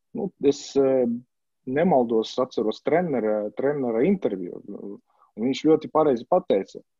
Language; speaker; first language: Latvian; non-native, local second language; Russian